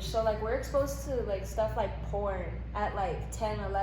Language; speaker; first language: English; native; English